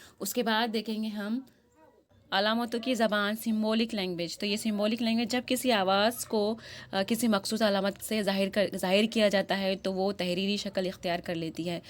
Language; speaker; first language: Urdu; native; Urdu